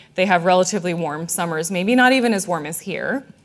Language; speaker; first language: English; native; English